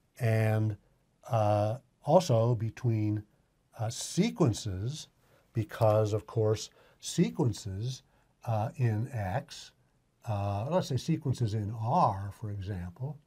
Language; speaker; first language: English; native; English